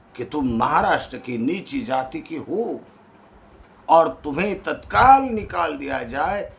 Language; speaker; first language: Hindi; non-native, local second language; Marathi